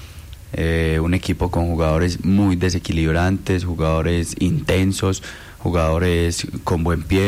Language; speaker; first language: Spanish; native; Spanish